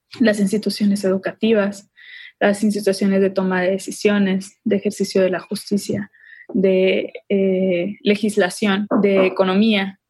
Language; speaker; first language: Spanish; native; Spanish